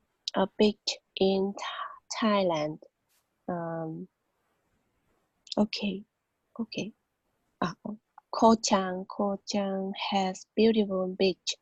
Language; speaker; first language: English; non-native, learner; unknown